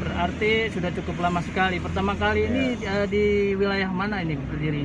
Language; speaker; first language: Indonesian; native; Indonesian